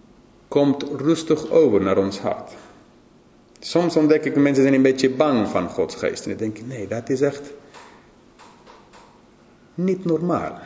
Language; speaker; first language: Dutch; non-native, fluent; English